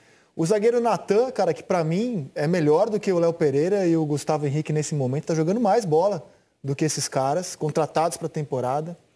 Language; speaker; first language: Portuguese; native; Portuguese